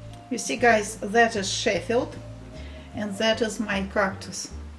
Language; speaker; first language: English; non-native, fluent; Russian